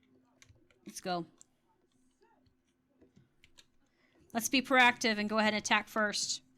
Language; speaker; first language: English; native; English